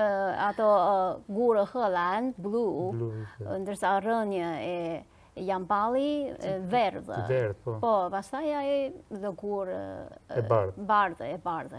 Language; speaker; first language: Albanian; non-native, fluent; Chinese